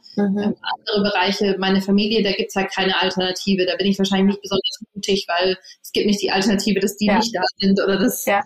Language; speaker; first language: German; early bilingual, other home language; English